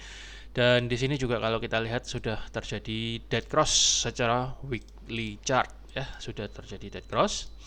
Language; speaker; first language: Indonesian; native; Indonesian